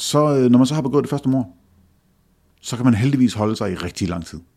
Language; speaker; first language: Danish; native; Danish